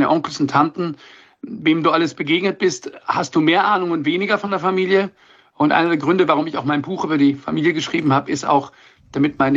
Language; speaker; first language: German; native; German